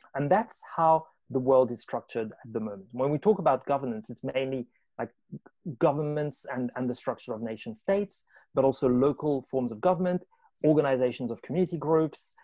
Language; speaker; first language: English; non-native, fluent; French